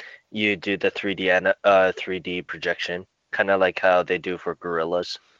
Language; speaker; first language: English; native; English